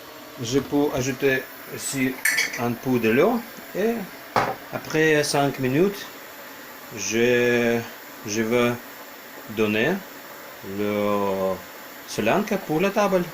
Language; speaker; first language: French; non-native, learner; Ukrainian